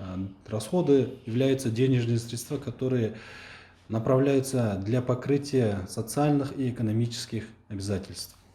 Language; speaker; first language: Russian; non-native, local second language; Kyrgyz